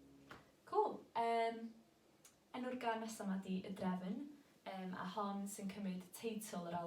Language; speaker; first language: Welsh; native; Welsh